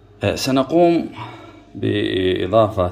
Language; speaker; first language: Arabic; native; Arabic